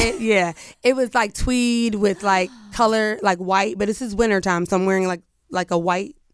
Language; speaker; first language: English; native; English